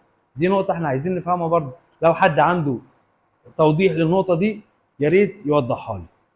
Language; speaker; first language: Arabic; native; Arabic